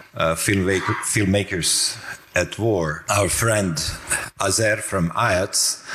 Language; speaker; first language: English; non-native, fluent; Croatian